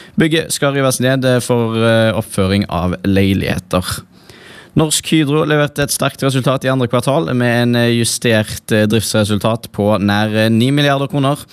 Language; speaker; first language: Norwegian; native; Norwegian